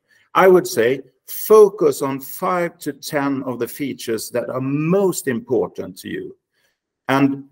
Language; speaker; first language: English; non-native, fluent; Swedish